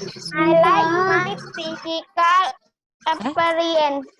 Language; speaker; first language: English; non-native, learner; Indonesian